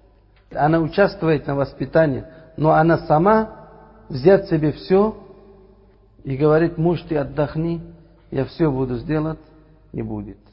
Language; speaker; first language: Russian; non-native, fluent; Uzbek